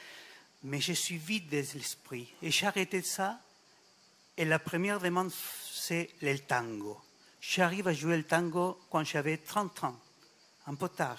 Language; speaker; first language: French; non-native, fluent; Spanish